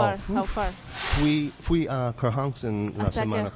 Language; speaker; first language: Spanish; non-native, learner; English